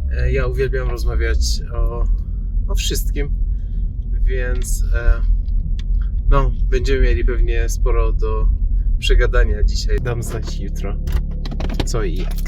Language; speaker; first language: Polish; non-native, fluent; Persian